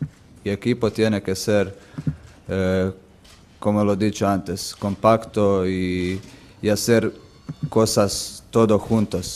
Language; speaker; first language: Spanish; non-native, fluent; Croatian